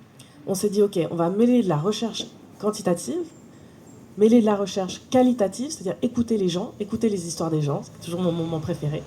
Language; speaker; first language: French; native; French